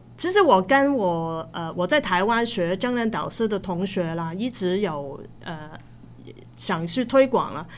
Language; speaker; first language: Chinese; non-native, local second language; Cantonese